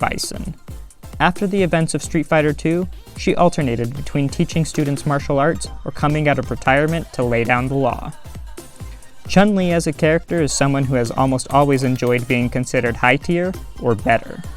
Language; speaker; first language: English; native; English